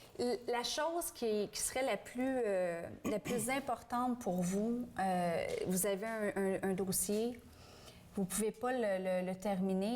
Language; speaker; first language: French; native; French